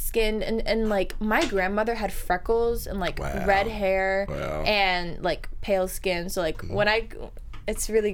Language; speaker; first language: English; early bilingual, other home language; Spanish